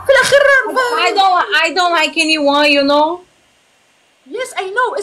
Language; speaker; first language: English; non-native, learner; Arabic